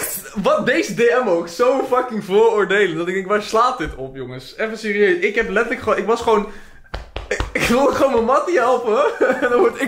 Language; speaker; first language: Dutch; native; Dutch